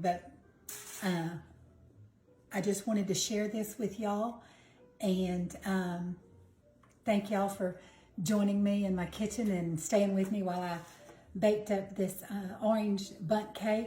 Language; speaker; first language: English; native; English